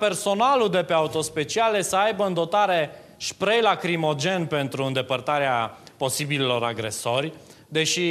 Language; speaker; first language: Romanian; native; Romanian